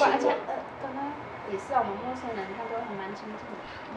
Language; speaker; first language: Chinese; native; Chinese